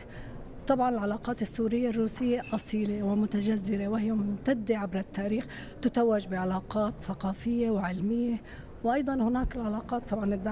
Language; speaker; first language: Arabic; native; Arabic